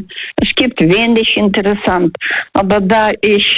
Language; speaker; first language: German; early bilingual, heritage; Russian